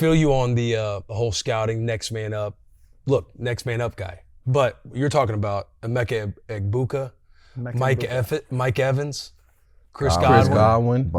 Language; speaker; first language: English; native; English